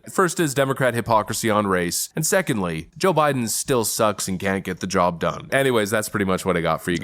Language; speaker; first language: English; native; English